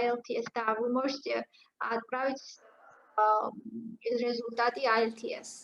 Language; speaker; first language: Russian; non-native, fluent; Georgian